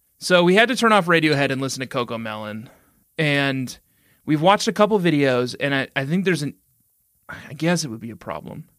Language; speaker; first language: English; native; English